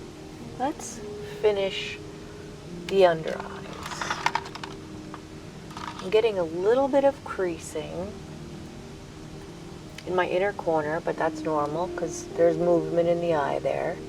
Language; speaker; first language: English; native; English